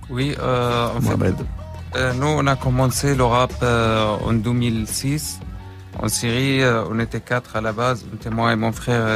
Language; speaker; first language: French; non-native, fluent; Arabic